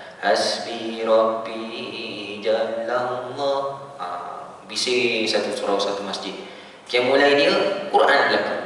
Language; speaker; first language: Malay; native; Malay